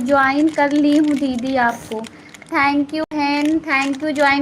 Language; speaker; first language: Hindi; native; Hindi